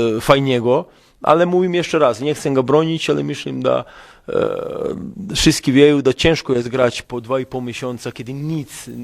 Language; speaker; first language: Polish; non-native, learner; Serbian